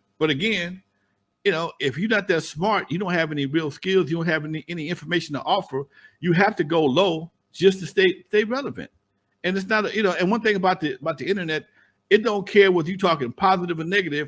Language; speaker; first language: English; native; English